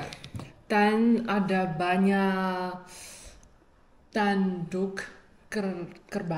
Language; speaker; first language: Indonesian; non-native, fluent; Chinese